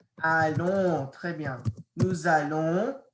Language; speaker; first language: French; non-native, fluent; English